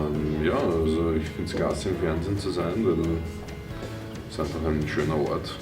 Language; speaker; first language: German; native; German